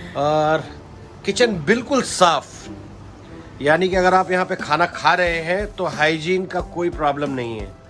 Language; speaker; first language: Hindi; native; Hindi